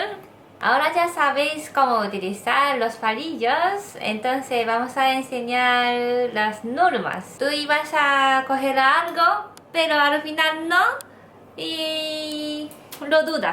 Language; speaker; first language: Spanish; non-native, learner; Japanese